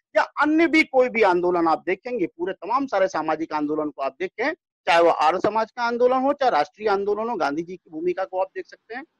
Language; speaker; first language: Hindi; native; Hindi